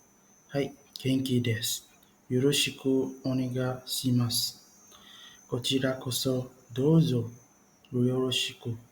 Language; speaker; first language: Japanese; non-native, learner; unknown